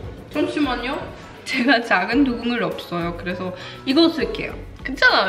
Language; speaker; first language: Korean; non-native, fluent; German